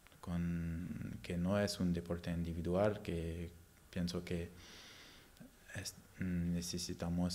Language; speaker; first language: Spanish; non-native, fluent; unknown